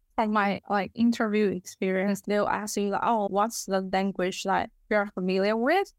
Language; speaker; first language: English; non-native, fluent; Chinese